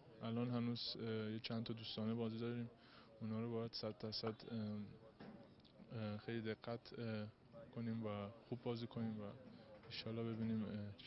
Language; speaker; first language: Persian; early bilingual, heritage; Persian